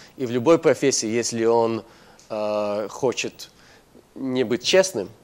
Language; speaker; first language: Russian; non-native, fluent; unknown